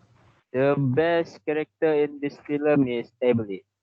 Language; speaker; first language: English; non-native, local second language; Malay